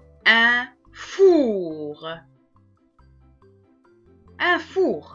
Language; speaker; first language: French; non-native, local second language; Arabic